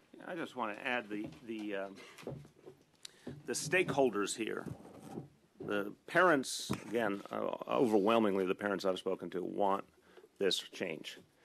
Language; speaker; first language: English; native; English